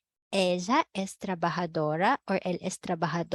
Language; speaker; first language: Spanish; non-native, fluent; Filipino